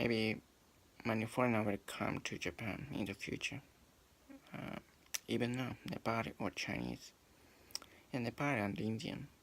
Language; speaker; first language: English; non-native, learner; Japanese